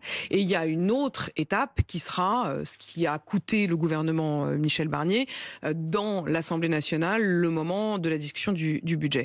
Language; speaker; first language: French; native; French